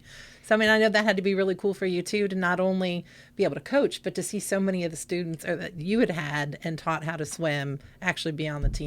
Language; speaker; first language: English; native; English